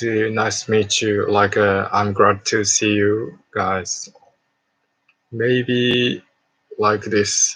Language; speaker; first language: English; non-native, learner; Japanese